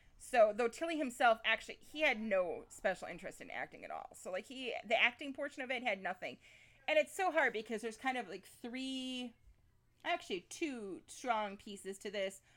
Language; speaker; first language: English; native; English